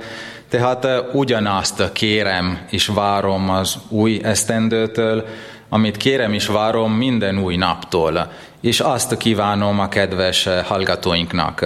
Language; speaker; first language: Hungarian; non-native, fluent; Italian